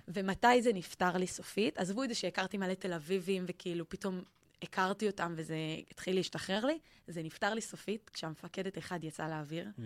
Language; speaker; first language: Hebrew; native; Hebrew